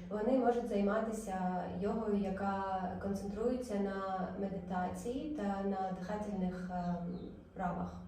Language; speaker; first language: Ukrainian; non-native, local second language; Russian